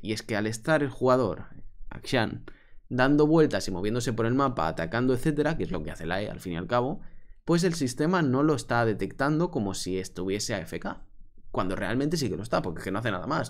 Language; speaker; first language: Spanish; native; Spanish